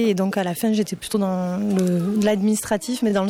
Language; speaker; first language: French; native; French